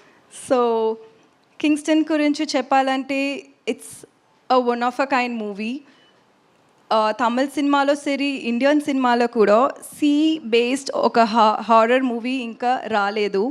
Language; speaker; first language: Telugu; non-native, learner; Tamil